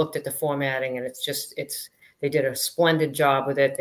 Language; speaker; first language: English; native; English